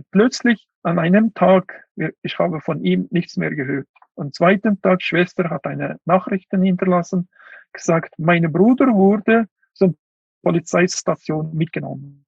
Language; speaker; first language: German; non-native, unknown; Uyghur